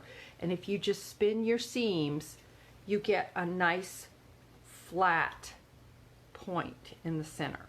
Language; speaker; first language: English; native; English